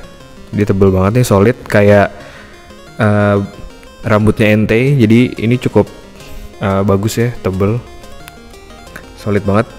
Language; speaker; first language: Indonesian; native; Indonesian